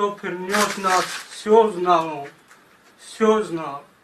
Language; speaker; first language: Russian; non-native, learner; Tajik